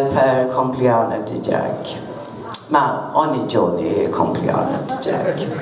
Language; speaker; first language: Italian; non-native, learner; Swedish